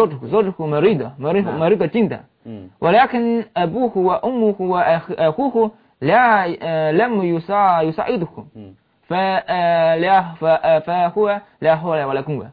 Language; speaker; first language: Arabic; non-native, learner; Chinese